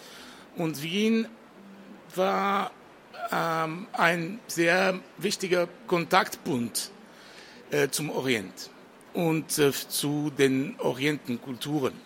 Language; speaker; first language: German; non-native, fluent; French